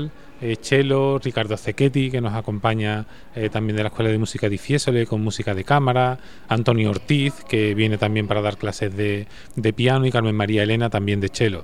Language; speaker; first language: Spanish; native; Spanish